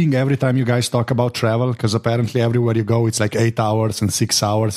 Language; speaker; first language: English; non-native, fluent; Slovenian